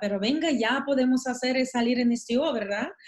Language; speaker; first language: Spanish; non-native, learner; Russian